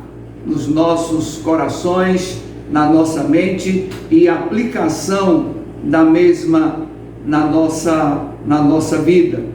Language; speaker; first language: Portuguese; native; Portuguese